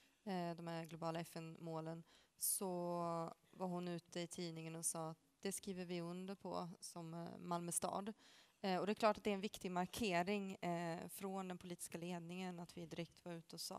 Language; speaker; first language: Swedish; native; Swedish